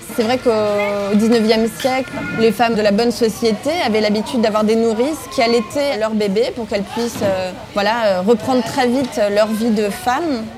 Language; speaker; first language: French; native; French